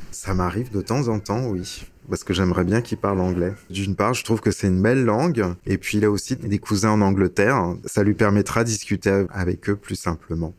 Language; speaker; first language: French; early bilingual, other home language; Ewe